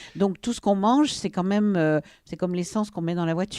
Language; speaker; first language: French; native; French